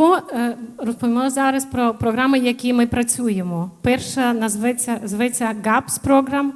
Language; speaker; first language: Ukrainian; native; Ukrainian